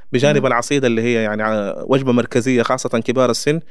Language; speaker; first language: Arabic; non-native, local second language; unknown